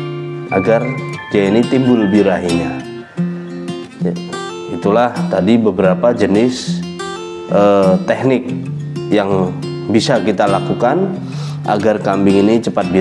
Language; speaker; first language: Indonesian; non-native, local second language; Javanese